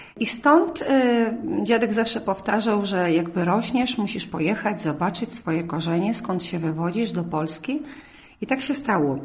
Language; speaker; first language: Polish; early bilingual, heritage; Polish